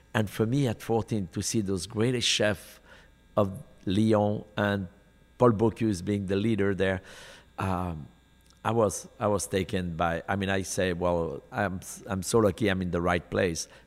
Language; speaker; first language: English; non-native, fluent; French